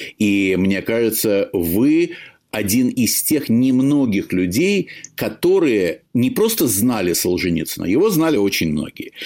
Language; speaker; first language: Russian; native; Russian